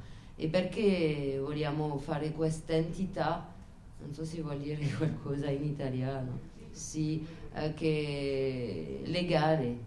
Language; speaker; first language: Italian; non-native, fluent; French